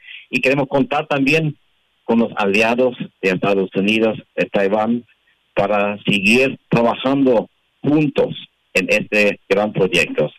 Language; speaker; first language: Spanish; non-native, local second language; Portuguese